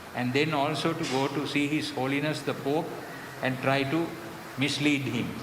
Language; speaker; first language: English; non-native, local second language; Sinhala